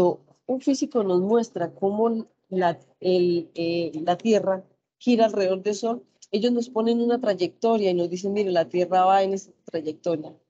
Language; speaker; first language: Spanish; native; Spanish